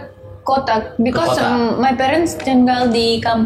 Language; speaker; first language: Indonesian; non-native, learner; Russian